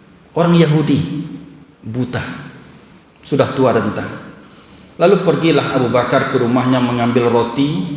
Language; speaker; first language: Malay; non-native, local second language; Minangkabau